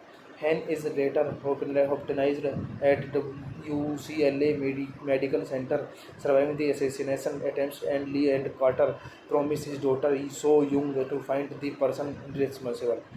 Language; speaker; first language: English; non-native, learner; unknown